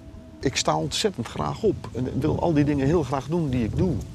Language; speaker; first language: Dutch; native; Dutch